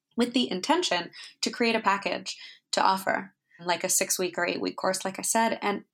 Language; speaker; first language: English; native; English